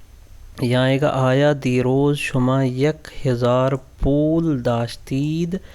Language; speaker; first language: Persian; non-native, fluent; Urdu